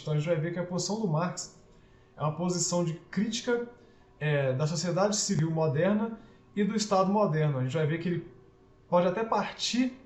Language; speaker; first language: Portuguese; native; Portuguese